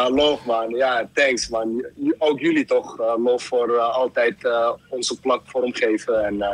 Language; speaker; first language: Dutch; early bilingual, other home language; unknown